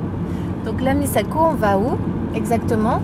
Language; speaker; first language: French; native; French